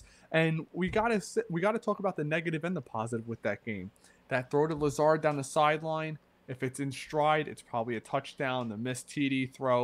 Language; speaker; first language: English; native; English